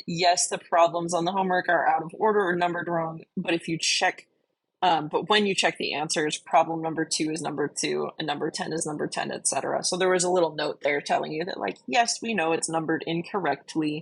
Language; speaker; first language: English; native; English